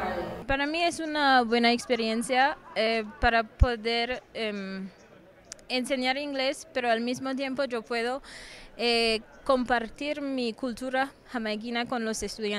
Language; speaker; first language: Spanish; non-native, local second language; English